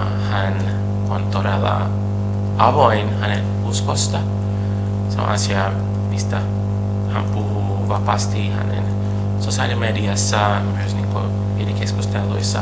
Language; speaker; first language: Finnish; non-native, fluent; Portuguese